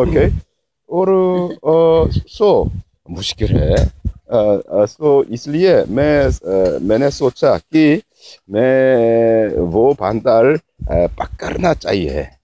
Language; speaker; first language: Hindi; non-native, learner; Korean